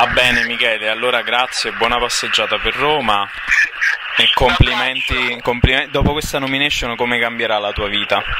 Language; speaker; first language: Italian; native; Italian